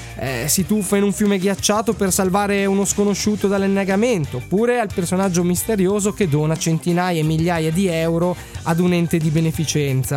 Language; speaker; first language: Italian; native; Italian